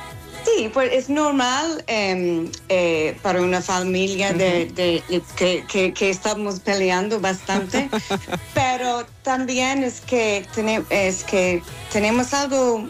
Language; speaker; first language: Spanish; non-native, learner; English